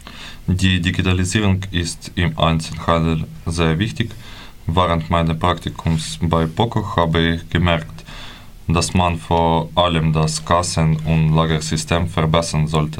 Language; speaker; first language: German; non-native, learner; Ukrainian